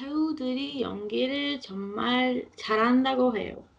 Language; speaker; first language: Korean; non-native, learner; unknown